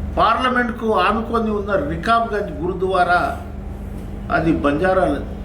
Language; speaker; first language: Telugu; non-native, local second language; Lambadi